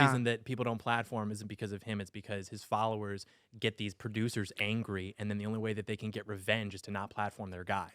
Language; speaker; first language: English; native; English